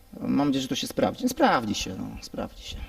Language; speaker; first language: Polish; native; Polish